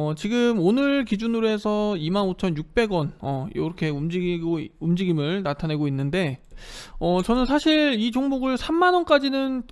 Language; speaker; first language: Korean; native; Korean